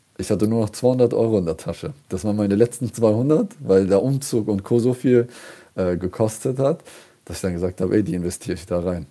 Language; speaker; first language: German; early bilingual, other home language; Kurdish